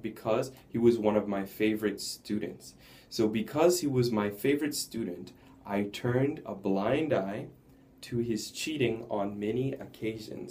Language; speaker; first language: English; native; English